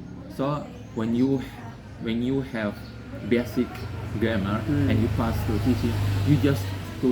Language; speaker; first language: English; non-native, learner; Indonesian